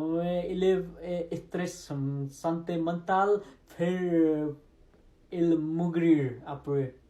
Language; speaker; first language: French; non-native, learner; Nepali